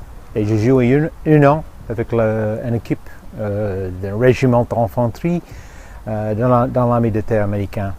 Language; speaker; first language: French; non-native, fluent; English